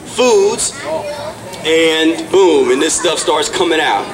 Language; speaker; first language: English; native; English